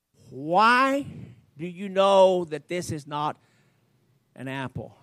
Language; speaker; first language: English; native; English